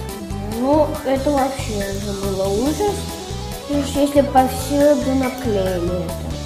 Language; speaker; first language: Russian; native; Russian